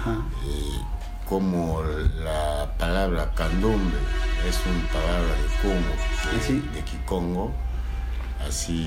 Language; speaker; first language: Spanish; non-native, learner; Lingala